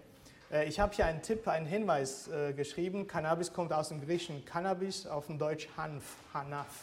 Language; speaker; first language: German; non-native, fluent; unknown